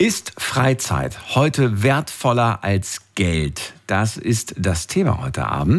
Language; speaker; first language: German; native; German